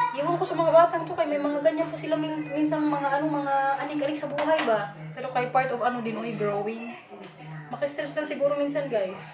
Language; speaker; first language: Filipino; non-native, local second language; Waray